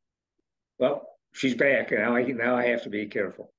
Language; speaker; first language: English; native; English